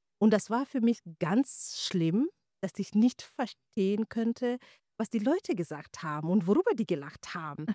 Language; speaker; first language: German; non-native, fluent; Swahili